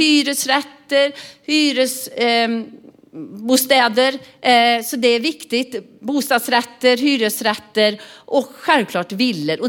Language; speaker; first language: Swedish; native; Swedish